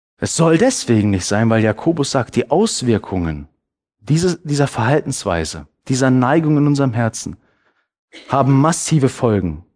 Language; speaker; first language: German; early bilingual, other home language; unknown